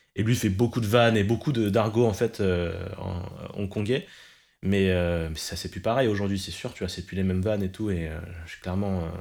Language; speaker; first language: French; early bilingual, other home language; Cantonese